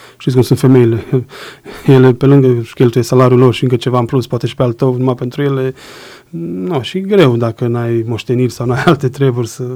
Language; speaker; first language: Romanian; native; Romanian